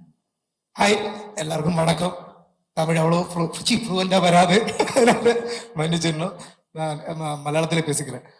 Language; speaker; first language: Tamil; non-native, learner; Malayalam